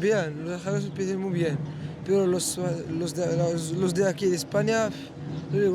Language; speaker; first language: Spanish; non-native, fluent; Arabic